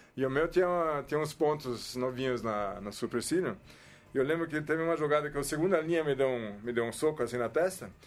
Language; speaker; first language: Portuguese; non-native, fluent; German